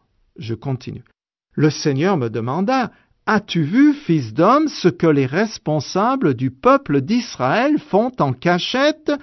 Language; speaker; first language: French; native; French